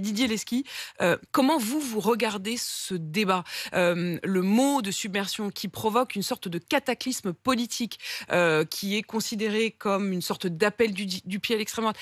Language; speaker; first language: French; native; French